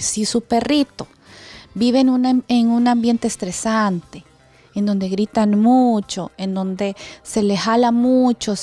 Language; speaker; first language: Spanish; native; Spanish